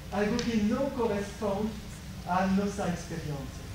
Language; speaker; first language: Portuguese; non-native, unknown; French